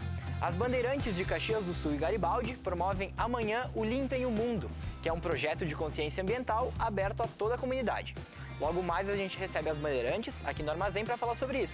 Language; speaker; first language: Portuguese; native; Portuguese